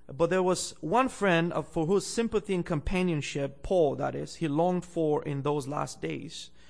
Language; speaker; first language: English; non-native, fluent; Bulgarian